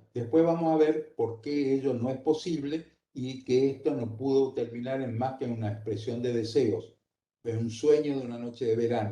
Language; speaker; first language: Spanish; native; Spanish